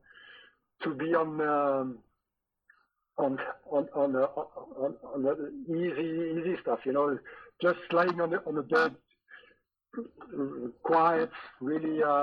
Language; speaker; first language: English; non-native, fluent; French